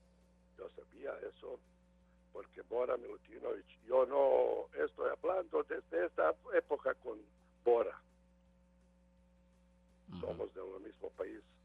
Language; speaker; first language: Spanish; non-native, learner; Serbian